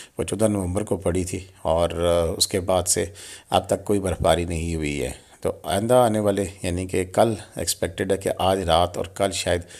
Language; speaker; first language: Urdu; non-native, local second language; Pahari-Potwari